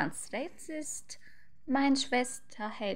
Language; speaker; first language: German; non-native, learner; Turkish